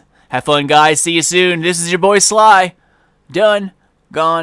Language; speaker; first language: English; native; English